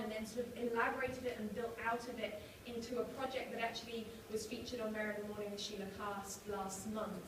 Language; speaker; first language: English; native; English